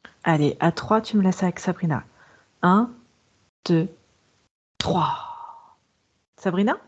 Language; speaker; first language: French; native; French